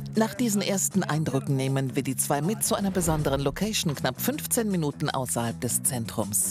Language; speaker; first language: German; native; German